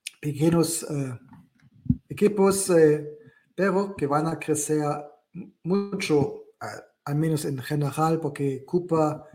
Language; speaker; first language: Spanish; non-native, learner; German